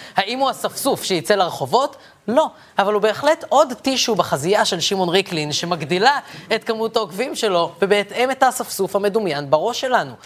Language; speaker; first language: Hebrew; early bilingual, other home language; Arabic